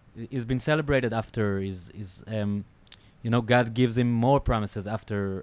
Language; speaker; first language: English; non-native, fluent; Hebrew